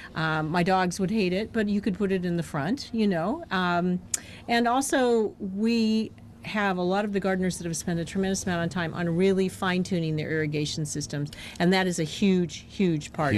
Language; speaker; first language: English; native; English